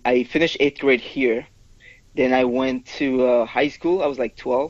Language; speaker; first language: English; non-native, fluent; Spanish